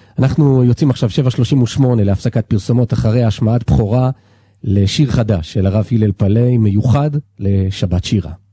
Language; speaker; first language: Hebrew; native; Hebrew